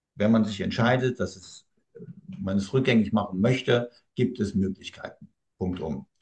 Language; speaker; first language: German; native; German